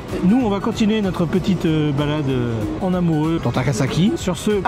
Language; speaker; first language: French; native; French